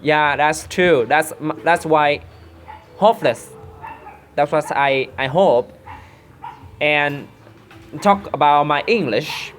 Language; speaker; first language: English; non-native, learner; Vietnamese